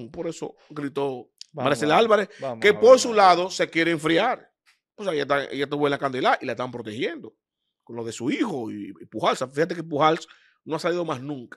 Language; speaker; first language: Spanish; native; Spanish